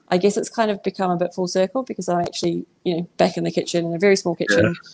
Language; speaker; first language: English; native; English